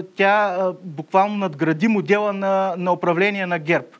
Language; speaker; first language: Bulgarian; native; Bulgarian